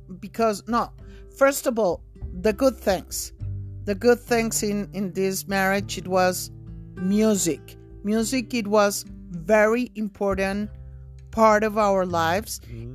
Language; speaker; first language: English; non-native, fluent; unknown